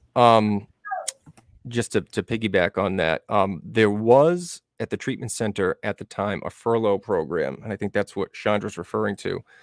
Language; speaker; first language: English; native; English